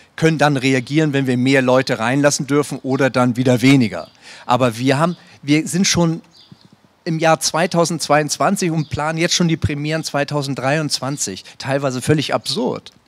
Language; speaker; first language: German; native; German